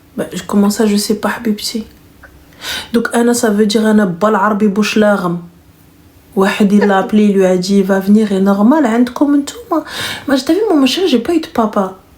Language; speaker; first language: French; early bilingual, other home language; Arabic